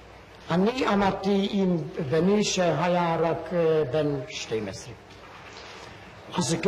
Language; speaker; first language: Hebrew; non-native, fluent; Hungarian